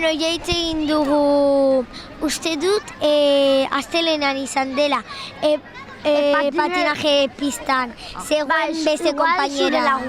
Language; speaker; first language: Basque; non-native, local second language; Spanish